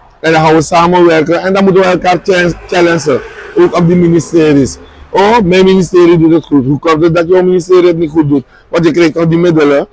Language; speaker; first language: Dutch; native; Dutch